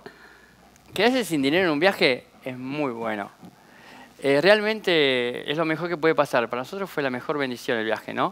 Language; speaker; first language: Spanish; native; Spanish